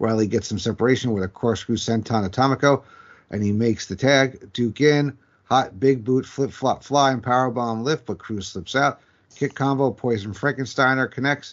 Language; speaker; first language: English; native; English